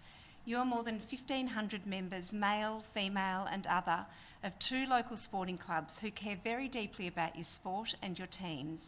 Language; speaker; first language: English; native; English